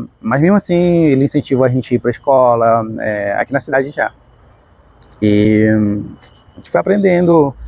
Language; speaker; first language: Portuguese; non-native, local second language; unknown